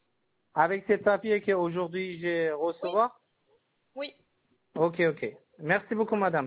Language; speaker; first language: French; non-native, learner; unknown